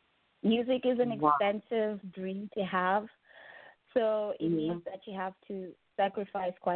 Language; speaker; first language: English; non-native, local second language; Shona